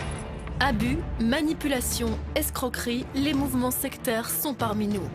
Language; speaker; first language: French; native; French